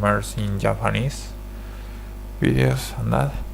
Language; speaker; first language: English; non-native, learner; Spanish